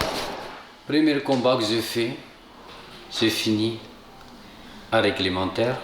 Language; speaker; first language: French; non-native, local second language; Malagasy